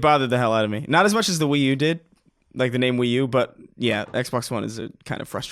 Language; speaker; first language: English; native; English